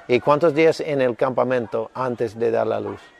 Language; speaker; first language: Spanish; non-native, learner; English